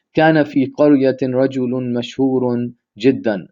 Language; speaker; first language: Arabic; non-native, learner; English